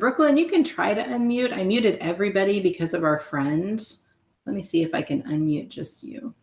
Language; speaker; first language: English; native; English